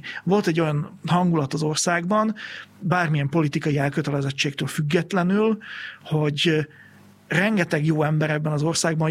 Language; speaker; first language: Hungarian; native; Hungarian